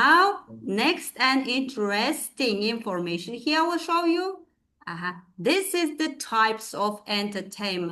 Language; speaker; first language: English; non-native, fluent; Kazakh